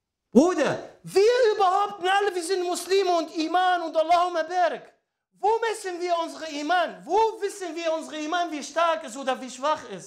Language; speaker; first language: German; non-native, fluent; Arabic